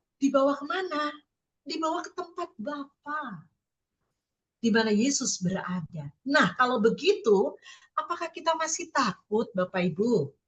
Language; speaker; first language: Indonesian; native; Indonesian